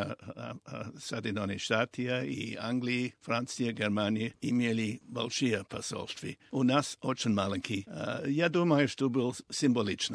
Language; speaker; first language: Russian; non-native, learner; English